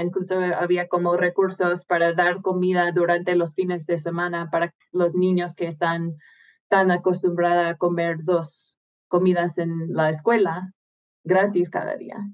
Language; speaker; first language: Spanish; non-native, fluent; English